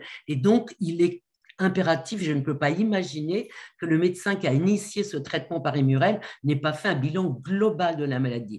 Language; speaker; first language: French; native; French